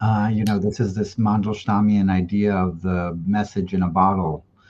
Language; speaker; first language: English; early bilingual, other home language; Russian